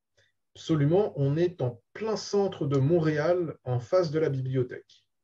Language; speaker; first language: French; native; French